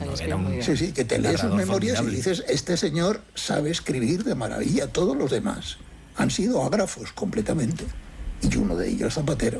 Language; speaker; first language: Spanish; native; Spanish